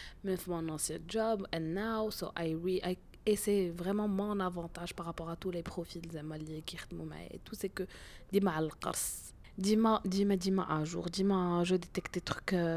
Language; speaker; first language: French; non-native, local second language; Arabic